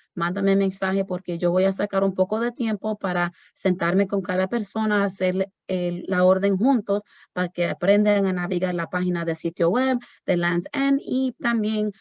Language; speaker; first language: Spanish; early bilingual, heritage; Spanish